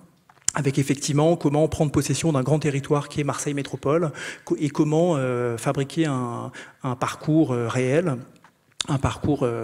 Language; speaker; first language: French; native; French